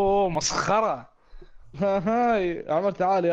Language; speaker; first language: Arabic; native; Arabic